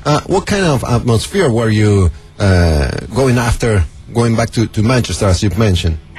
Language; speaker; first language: English; non-native, fluent; Spanish